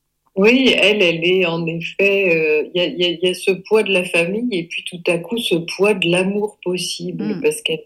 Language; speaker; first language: French; native; French